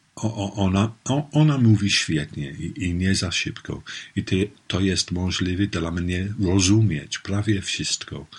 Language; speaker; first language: Polish; non-native, learner; English